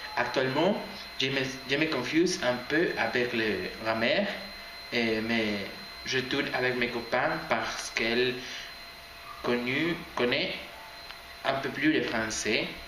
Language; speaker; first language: French; non-native, learner; Spanish